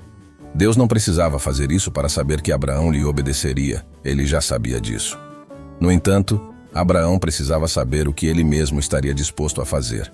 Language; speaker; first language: Portuguese; native; Portuguese